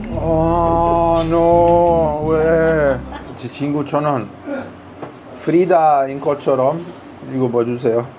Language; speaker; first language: Korean; non-native, fluent; Italian